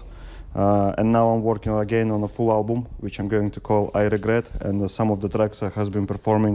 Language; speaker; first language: English; non-native, fluent; Russian